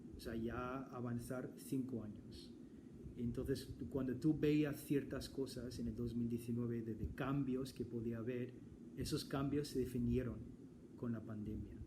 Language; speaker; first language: Spanish; non-native, fluent; English